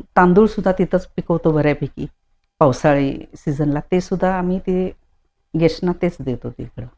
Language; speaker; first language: Marathi; non-native, local second language; Konkani